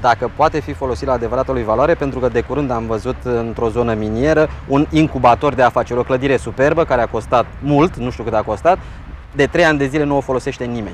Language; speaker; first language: Romanian; native; Romanian